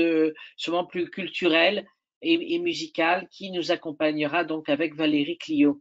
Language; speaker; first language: French; native; French